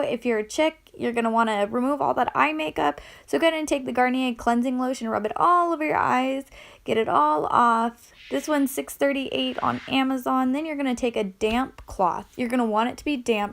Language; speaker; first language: English; native; English